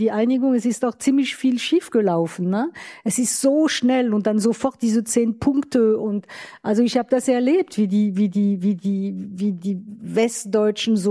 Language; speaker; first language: German; non-native, fluent; French